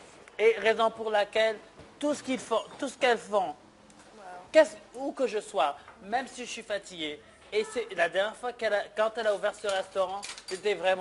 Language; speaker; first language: French; non-native, local second language; Wolof